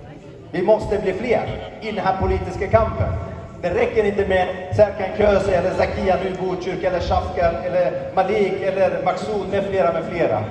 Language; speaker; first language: Swedish; early bilingual, other home language; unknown